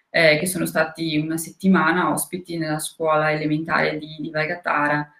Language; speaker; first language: Italian; non-native, fluent; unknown